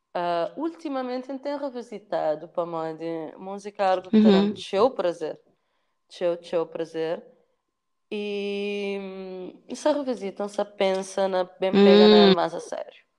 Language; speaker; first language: Portuguese; non-native, local second language; Kabuverdianu